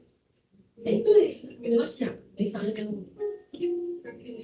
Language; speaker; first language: Chinese; native; Chinese